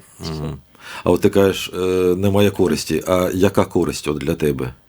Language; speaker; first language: Ukrainian; native; Ukrainian